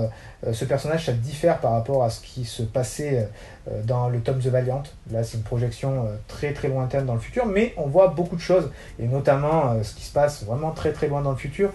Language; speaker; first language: French; native; French